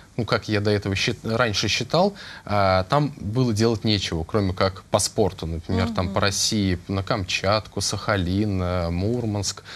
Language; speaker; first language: Russian; native; Russian